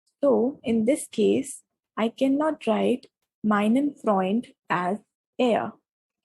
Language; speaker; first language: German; non-native, fluent; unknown